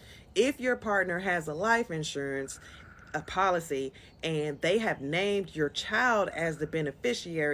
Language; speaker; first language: English; native; English